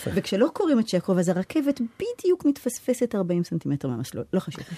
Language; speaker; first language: Hebrew; early bilingual, heritage; Hebrew